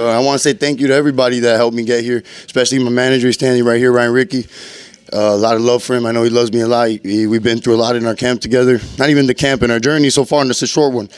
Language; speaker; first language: English; early bilingual, other home language; Spanish